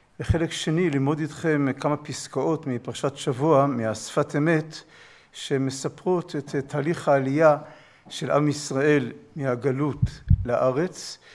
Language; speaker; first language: Hebrew; native; Hebrew